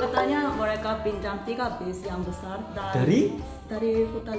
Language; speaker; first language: Indonesian; non-native, fluent; Korean